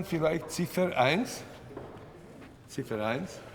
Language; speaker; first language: German; non-native, fluent; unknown